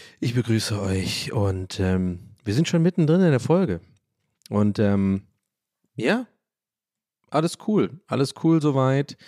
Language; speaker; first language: German; early bilingual, other home language; English